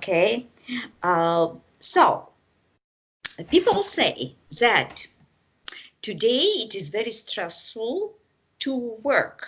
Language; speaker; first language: English; non-native, fluent; Russian